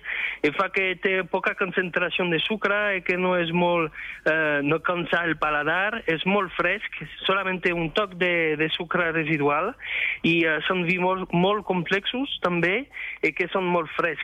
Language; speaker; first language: Catalan; non-native, fluent; French